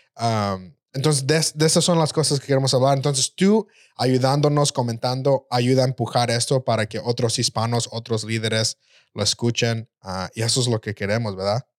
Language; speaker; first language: Spanish; early bilingual, heritage; Spanish